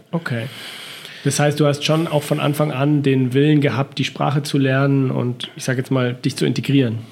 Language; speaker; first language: German; native; German